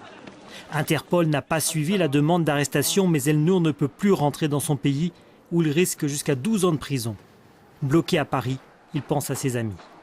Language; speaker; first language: French; native; French